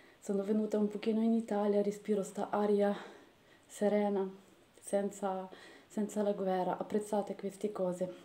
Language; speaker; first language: Italian; non-native, fluent; Ukrainian